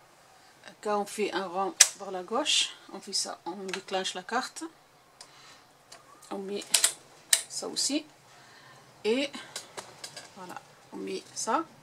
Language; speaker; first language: French; non-native, local second language; Arabic